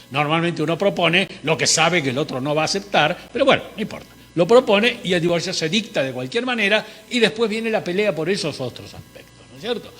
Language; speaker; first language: Spanish; native; Spanish